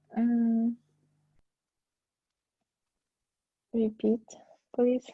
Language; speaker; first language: English; non-native, learner; Russian